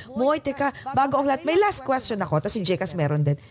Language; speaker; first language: Filipino; native; Filipino